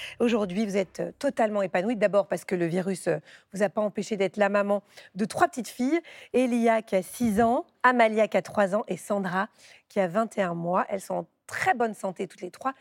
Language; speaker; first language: French; native; French